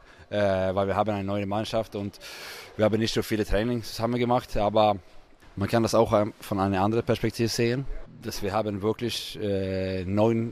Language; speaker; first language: German; non-native, fluent; Swedish